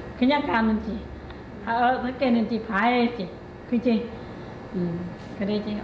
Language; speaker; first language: Korean; non-native, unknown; Vietnamese